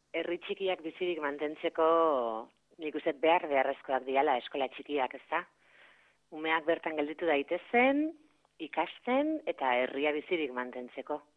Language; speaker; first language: Basque; native; Basque